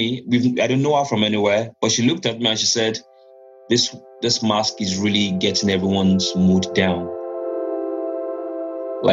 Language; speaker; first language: English; non-native, local second language; Yoruba